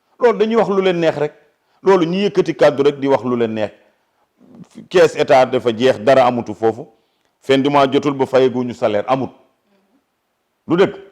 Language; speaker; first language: Wolof; non-native, local second language; Fula